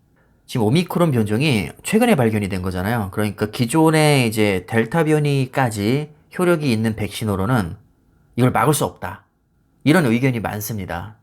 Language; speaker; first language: Korean; native; Korean